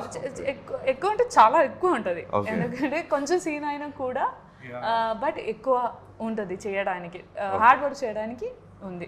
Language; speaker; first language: Telugu; non-native, learner; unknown